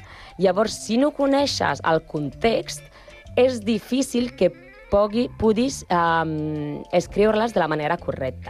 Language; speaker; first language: Catalan; non-native, learner; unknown